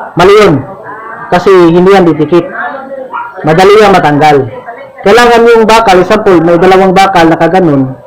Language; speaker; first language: Filipino; non-native, local second language; Cebuano